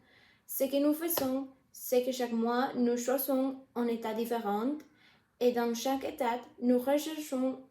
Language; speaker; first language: French; non-native, learner; Spanish